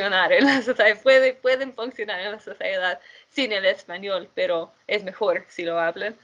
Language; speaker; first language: Spanish; non-native, fluent; English